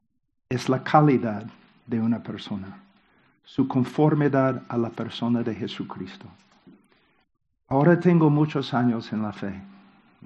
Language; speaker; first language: Spanish; non-native, fluent; English